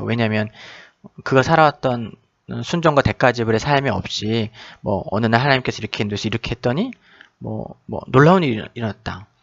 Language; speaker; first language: Korean; native; Korean